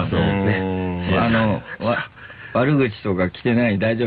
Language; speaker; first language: Japanese; native; Japanese